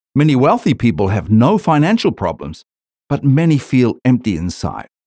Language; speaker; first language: English; native; English